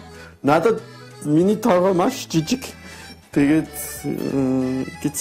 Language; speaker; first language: Mongolian; non-native, learner; French